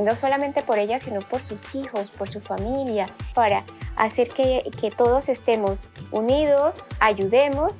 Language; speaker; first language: Spanish; native; Spanish